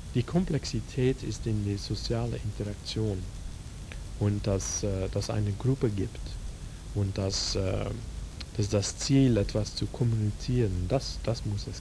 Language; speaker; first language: German; non-native, fluent; Dutch